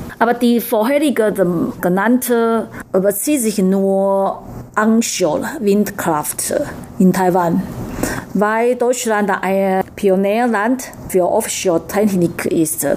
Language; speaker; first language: German; non-native, learner; Chinese